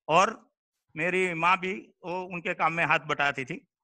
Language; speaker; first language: Hindi; non-native, local second language; Gujarati